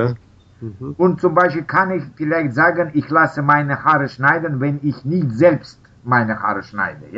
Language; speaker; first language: German; non-native, learner; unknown